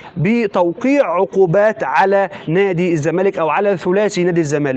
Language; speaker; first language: Arabic; native; Arabic